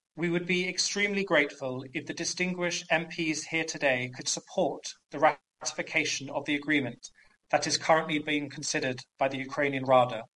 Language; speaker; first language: English; native; English